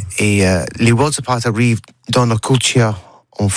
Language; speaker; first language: French; non-native, learner; English